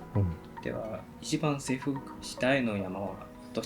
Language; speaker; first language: Japanese; non-native, learner; Chinese